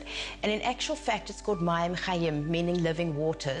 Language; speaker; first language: English; native; English